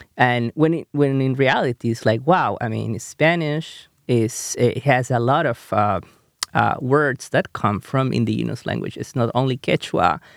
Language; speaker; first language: English; non-native, fluent; Spanish